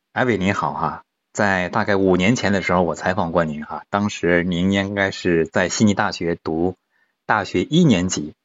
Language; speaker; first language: Chinese; native; Chinese